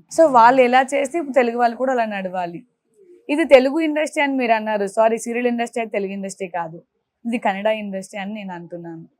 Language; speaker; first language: Telugu; native; Telugu